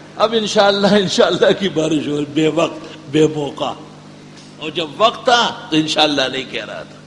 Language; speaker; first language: Urdu; non-native, local second language; Pashto